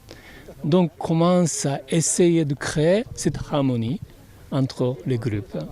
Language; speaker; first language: French; non-native, fluent; Japanese